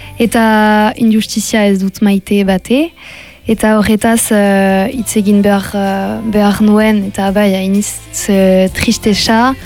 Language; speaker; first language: Basque; non-native, local second language; French